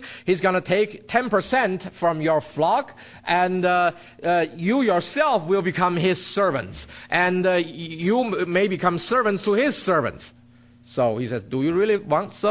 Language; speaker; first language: English; non-native, fluent; Chinese